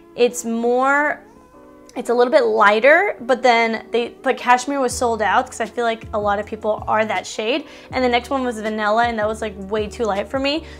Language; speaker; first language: English; native; English